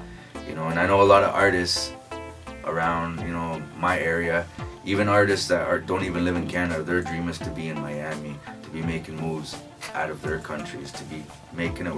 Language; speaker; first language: English; early bilingual, other home language; Spanish